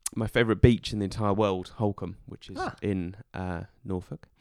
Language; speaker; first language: English; native; English